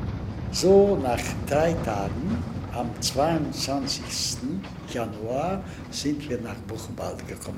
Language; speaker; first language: German; early bilingual, heritage; Czech